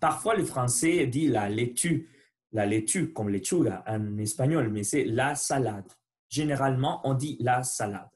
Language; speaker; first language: French; non-native, learner; Spanish